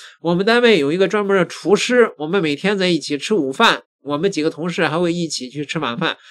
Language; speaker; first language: Chinese; native; Chinese